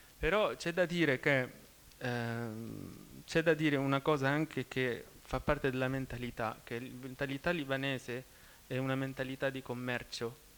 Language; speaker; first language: Italian; non-native, fluent; Arabic